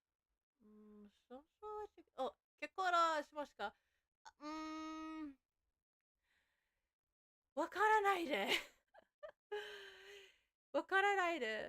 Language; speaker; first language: Japanese; non-native, learner; English